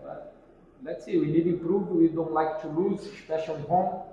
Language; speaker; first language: English; non-native, learner; Portuguese